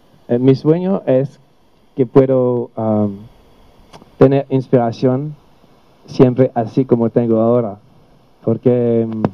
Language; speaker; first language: Spanish; non-native, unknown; French